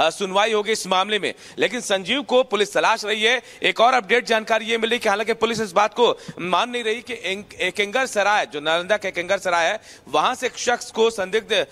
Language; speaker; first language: Hindi; native; Hindi